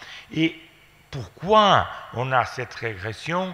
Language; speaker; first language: French; non-native, fluent; Portuguese